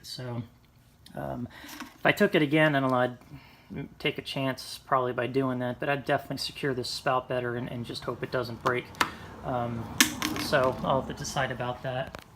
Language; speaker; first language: English; native; English